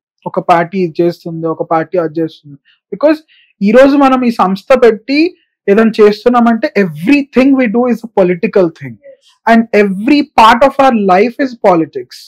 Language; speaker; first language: Telugu; native; Telugu